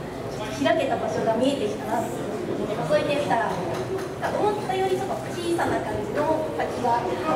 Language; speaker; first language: Japanese; native; Japanese